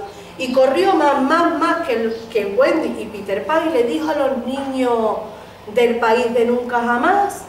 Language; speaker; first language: Spanish; native; Spanish